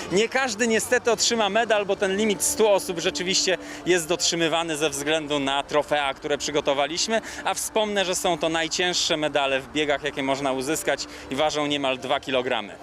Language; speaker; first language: Polish; native; Polish